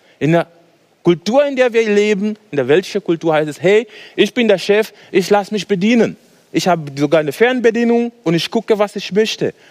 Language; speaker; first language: German; non-native, fluent; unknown